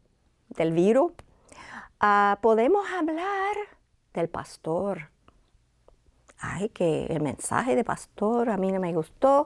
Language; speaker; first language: Spanish; non-native, fluent; English